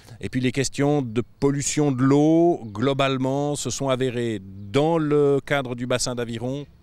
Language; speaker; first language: French; native; French